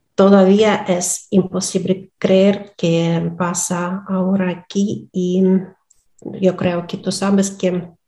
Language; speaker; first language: Spanish; non-native, fluent; Russian